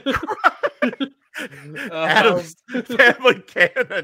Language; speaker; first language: English; native; English